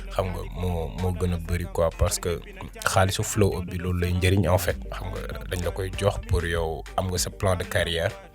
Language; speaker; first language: Wolof; non-native, local second language; Fula